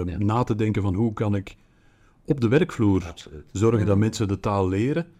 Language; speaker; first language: Dutch; native; Dutch